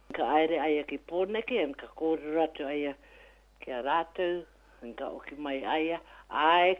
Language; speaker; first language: Māori; native; Māori